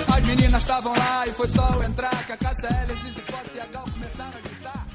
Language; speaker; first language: French; non-native, fluent; Portuguese